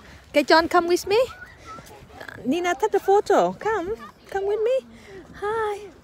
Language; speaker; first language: English; non-native, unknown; Vietnamese